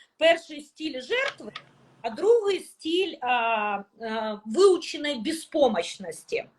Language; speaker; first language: Ukrainian; non-native, local second language; Russian